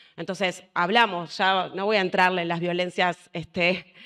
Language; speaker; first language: Spanish; native; Spanish